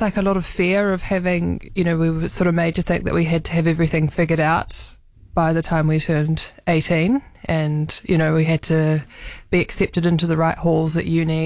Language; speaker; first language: English; native; English